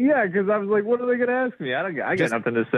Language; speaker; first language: English; native; English